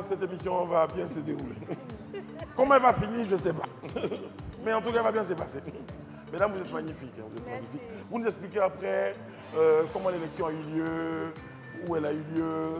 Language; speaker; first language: French; native; French